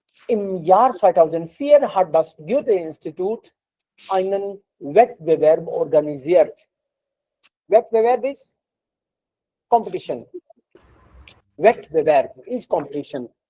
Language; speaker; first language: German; non-native, fluent; Hindi